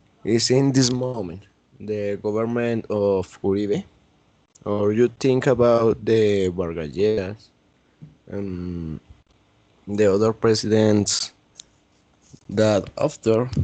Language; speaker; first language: English; non-native, learner; Spanish